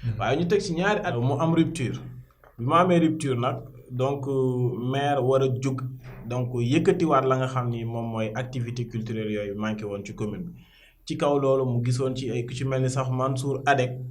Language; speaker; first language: Wolof; native; Wolof